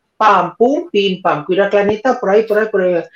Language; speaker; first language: Spanish; non-native, fluent; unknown